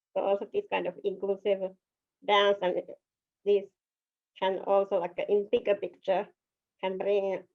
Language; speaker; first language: English; non-native, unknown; Finnish